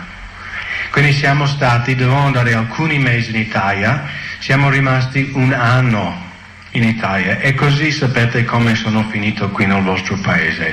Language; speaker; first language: Italian; non-native, fluent; English